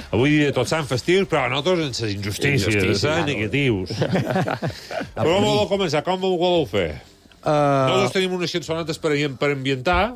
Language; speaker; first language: Catalan; native; Catalan